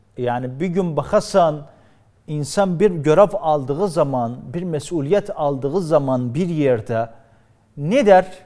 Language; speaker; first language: Turkish; native; Turkish